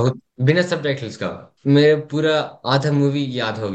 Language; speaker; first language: Hindi; early bilingual, heritage; English